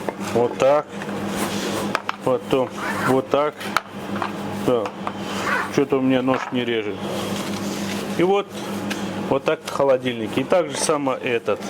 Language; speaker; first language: Russian; native; Russian